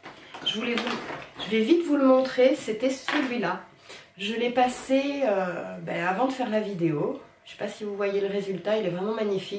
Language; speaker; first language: French; native; French